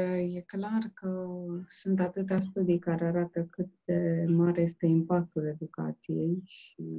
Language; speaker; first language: Romanian; native; Romanian